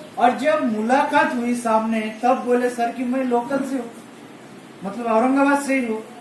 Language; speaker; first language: Hindi; non-native, local second language; Marathi